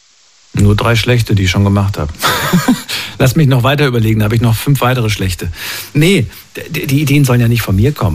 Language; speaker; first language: German; native; German